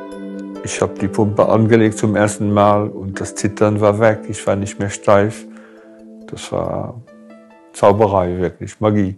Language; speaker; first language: German; non-native, local second language; Luxembourgish